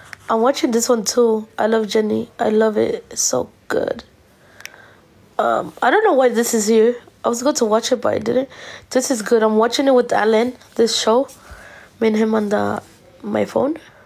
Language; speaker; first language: English; early bilingual, other home language; Spanish